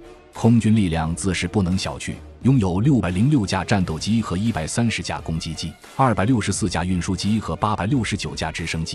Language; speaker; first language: Chinese; native; Chinese